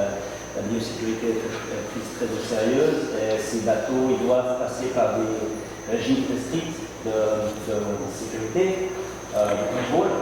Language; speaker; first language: French; native; French